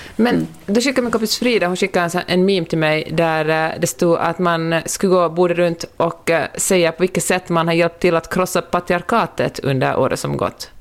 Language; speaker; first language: Swedish; native; Swedish